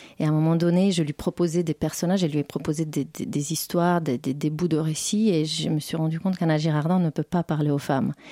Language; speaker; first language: French; non-native, fluent; Romanian